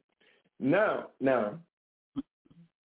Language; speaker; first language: English; non-native, local second language; Ganda